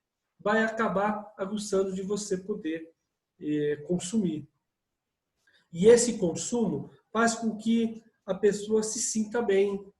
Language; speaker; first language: Portuguese; native; Portuguese